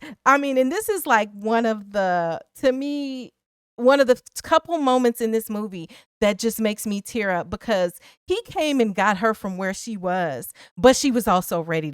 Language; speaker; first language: English; native; English